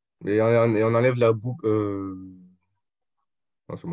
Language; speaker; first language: French; native; French